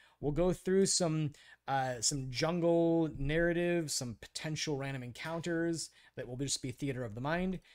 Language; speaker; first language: English; native; English